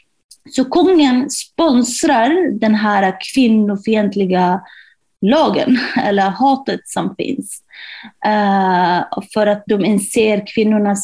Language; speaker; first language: Swedish; non-native, fluent; Arabic